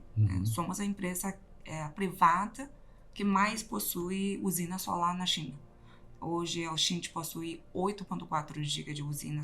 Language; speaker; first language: Portuguese; non-native, fluent; Chinese